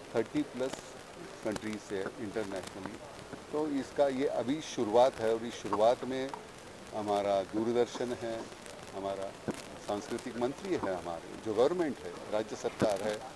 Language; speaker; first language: Hindi; non-native, local second language; Marathi